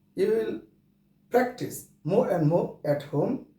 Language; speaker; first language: English; non-native, local second language; Bangla